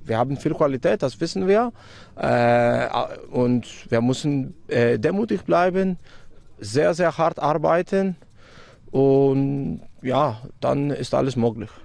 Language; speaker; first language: German; non-native, fluent; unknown